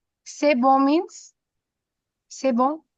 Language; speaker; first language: French; non-native, fluent; Hindi